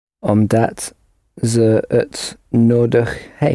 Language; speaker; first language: Dutch; non-native, learner; English